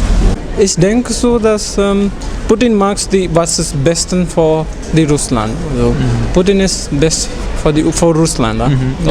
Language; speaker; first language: German; non-native, learner; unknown